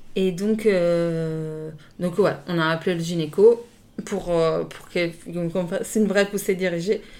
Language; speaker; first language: French; non-native, fluent; Italian